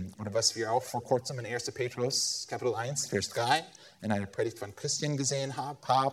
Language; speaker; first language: German; non-native, fluent; English